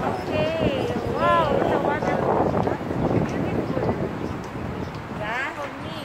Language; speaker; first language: English; non-native, learner; Filipino